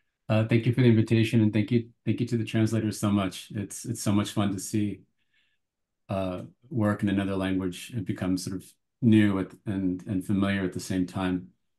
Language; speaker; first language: English; native; English